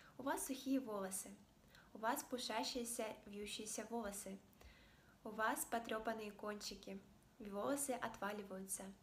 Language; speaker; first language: Russian; native; Russian